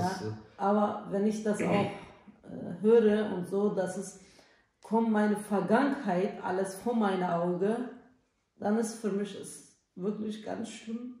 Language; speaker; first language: German; non-native, learner; Turkish